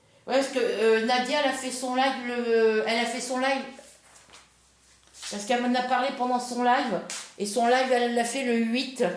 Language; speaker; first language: French; native; French